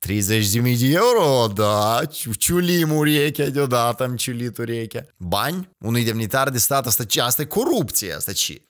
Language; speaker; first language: Romanian; native; Romanian